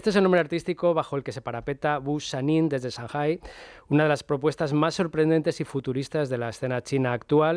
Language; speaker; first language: Spanish; native; Spanish